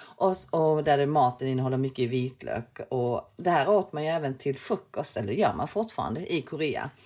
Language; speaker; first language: Swedish; early bilingual, other home language; Korean